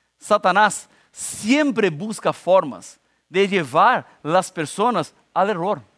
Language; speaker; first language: Spanish; non-native, fluent; Portuguese